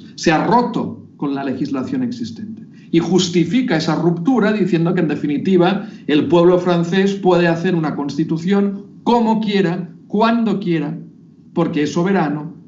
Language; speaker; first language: Spanish; native; Spanish